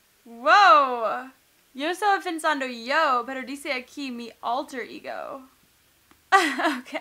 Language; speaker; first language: Spanish; non-native, learner; English